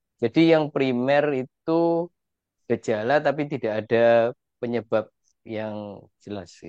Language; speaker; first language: Indonesian; native; Indonesian